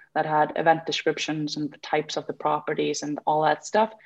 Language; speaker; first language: English; non-native, fluent; Icelandic